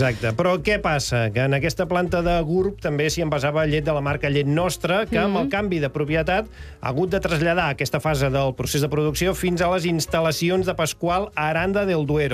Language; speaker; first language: Catalan; native; Catalan